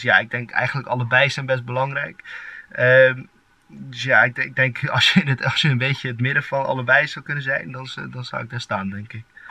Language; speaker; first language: Dutch; early bilingual, heritage; Dutch